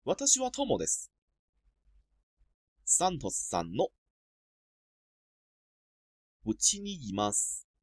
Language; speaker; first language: Japanese; non-native, fluent; Cantonese